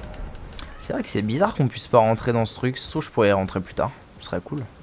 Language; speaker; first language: French; native; French